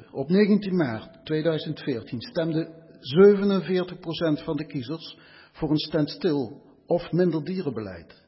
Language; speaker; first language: Dutch; native; Dutch